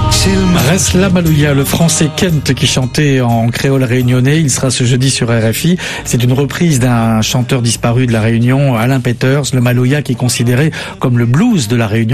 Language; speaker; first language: French; native; French